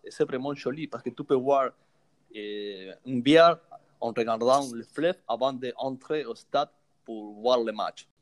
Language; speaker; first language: French; non-native, learner; Spanish